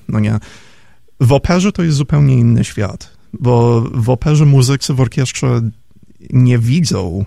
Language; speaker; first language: Polish; early bilingual, heritage; Polish